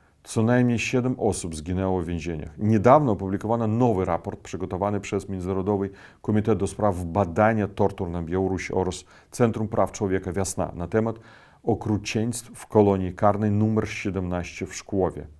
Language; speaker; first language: Polish; non-native, fluent; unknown